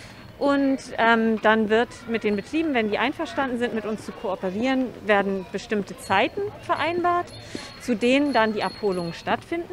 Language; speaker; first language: German; native; German